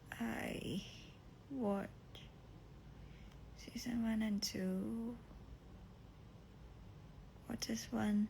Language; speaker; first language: English; non-native, learner; Thai